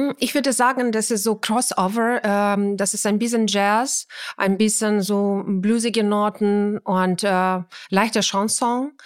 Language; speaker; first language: German; non-native, fluent; Ukrainian